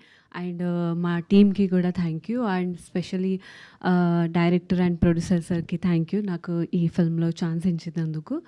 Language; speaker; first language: Telugu; non-native, fluent; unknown